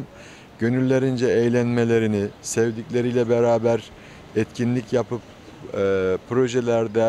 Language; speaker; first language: Turkish; native; Turkish